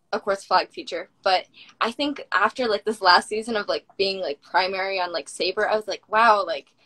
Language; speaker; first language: English; native; English